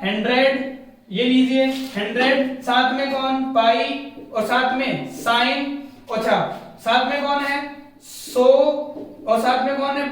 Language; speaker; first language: Hindi; native; Hindi